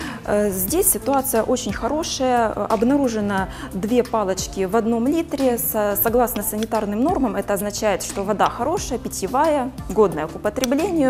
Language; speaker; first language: Russian; native; Russian